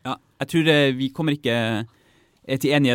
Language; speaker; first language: Norwegian; native; Norwegian